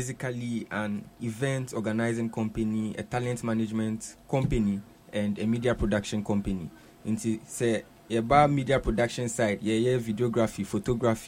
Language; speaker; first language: English; non-native, local second language; Akan